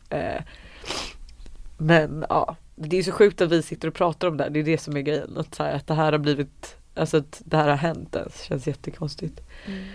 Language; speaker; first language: Swedish; native; Swedish